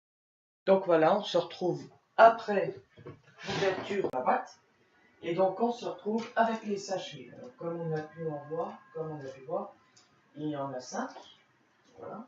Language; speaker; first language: French; native; French